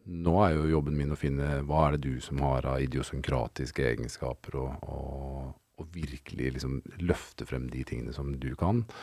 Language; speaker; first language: Norwegian; native; Norwegian